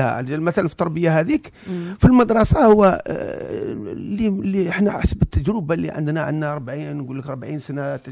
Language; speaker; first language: Arabic; native; Arabic